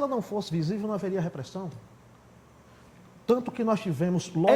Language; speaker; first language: Portuguese; native; Portuguese